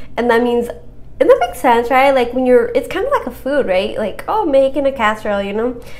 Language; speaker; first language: English; native; English